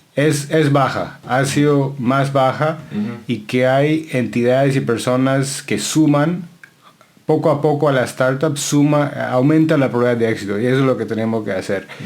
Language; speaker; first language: Spanish; non-native, fluent; English